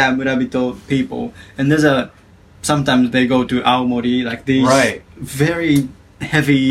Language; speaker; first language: English; non-native, fluent; Japanese